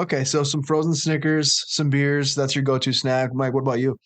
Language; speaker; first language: English; native; English